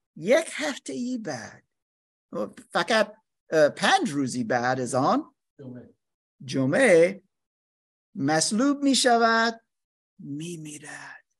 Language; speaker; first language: Persian; non-native, learner; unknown